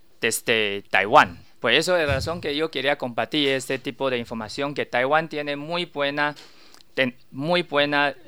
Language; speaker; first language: Spanish; non-native, learner; Chinese